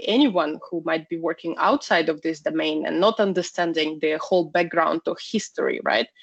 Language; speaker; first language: English; non-native, fluent; Russian